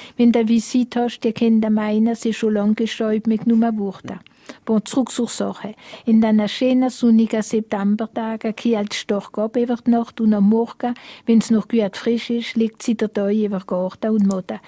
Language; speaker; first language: German; non-native, local second language; Swiss German